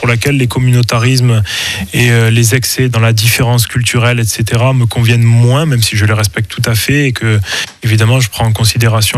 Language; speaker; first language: French; native; French